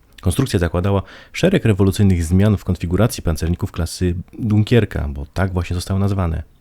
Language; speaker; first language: Polish; native; Polish